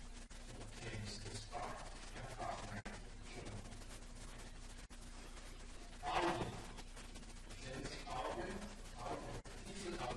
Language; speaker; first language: German; non-native, fluent; English